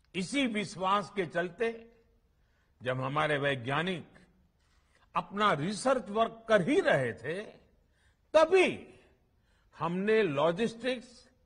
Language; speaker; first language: Hindi; non-native, local second language; Gujarati